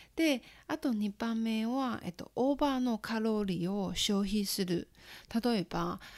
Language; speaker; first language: Japanese; non-native, fluent; Chinese